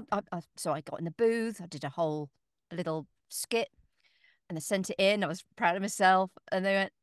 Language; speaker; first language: English; native; English